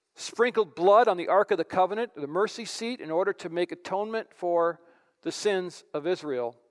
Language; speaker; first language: English; native; English